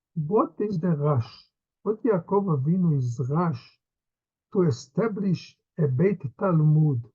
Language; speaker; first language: English; non-native, fluent; Hebrew